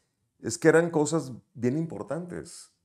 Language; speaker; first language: Spanish; native; Spanish